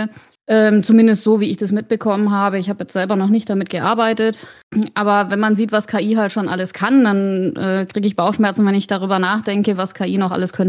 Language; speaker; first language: German; native; German